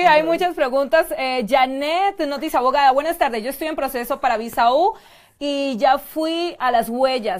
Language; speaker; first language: Spanish; native; Spanish